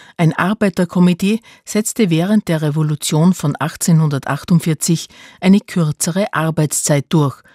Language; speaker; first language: German; native; German